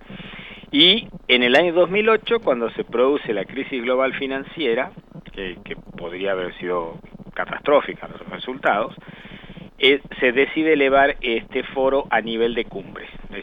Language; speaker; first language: Spanish; native; Spanish